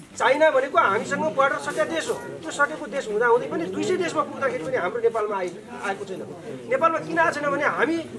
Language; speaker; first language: Nepali; non-native, local second language; Dangaura Tharu